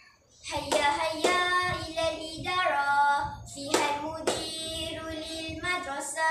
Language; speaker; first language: Arabic; non-native, learner; Malay